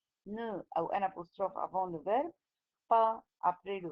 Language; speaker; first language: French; non-native, fluent; Arabic